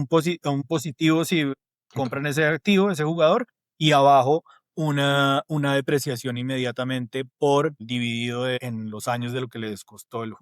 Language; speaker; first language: Spanish; native; Spanish